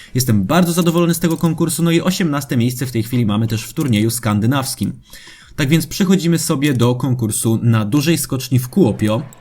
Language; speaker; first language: Polish; native; Polish